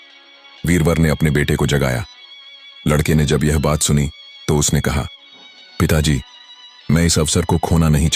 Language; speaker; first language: Hindi; native; Hindi